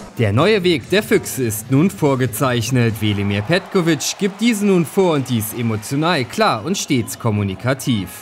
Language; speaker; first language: German; native; German